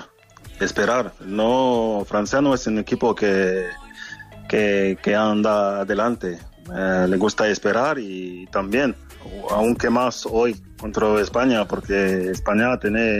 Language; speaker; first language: Spanish; non-native, learner; French